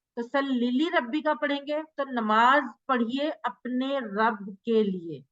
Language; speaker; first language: Urdu; native; Urdu